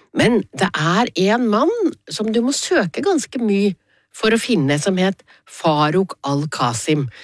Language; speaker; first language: Norwegian; native; Norwegian